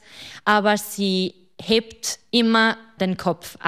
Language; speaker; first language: German; non-native, local second language; Italian